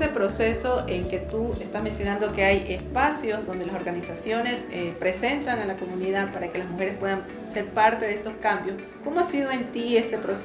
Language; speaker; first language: Spanish; native; Spanish